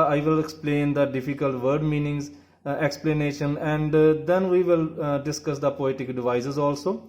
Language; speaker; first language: English; non-native, local second language; Punjabi